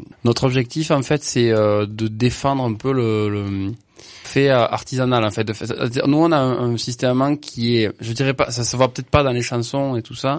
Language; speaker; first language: French; native; French